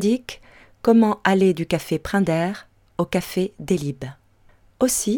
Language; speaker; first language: French; native; French